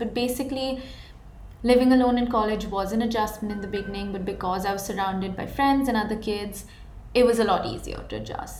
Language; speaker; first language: English; non-native, local second language; Hindi